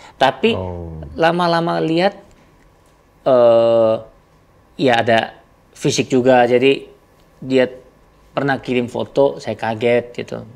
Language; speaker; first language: Indonesian; non-native, fluent; Korean